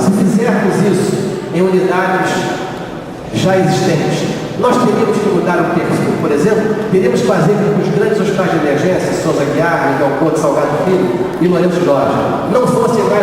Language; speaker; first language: Portuguese; native; Portuguese